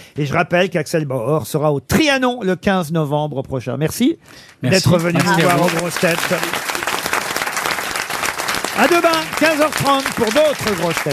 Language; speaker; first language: French; native; French